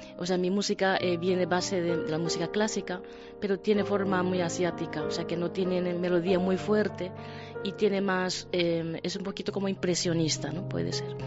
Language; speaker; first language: Spanish; non-native, fluent; Japanese